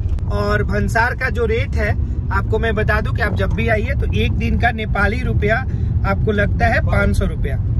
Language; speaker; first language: Hindi; native; Hindi